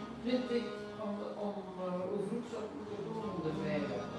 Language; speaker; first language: Dutch; native; Dutch